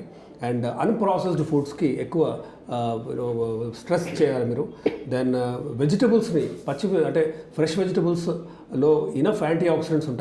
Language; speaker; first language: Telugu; native; Telugu